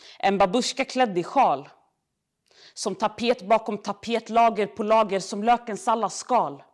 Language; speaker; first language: Swedish; early bilingual, other home language; Arabic